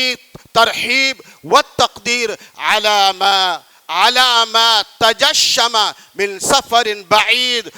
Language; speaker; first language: Arabic; non-native, fluent; Urdu